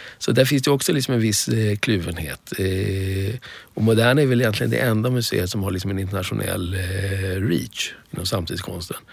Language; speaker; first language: Swedish; native; Swedish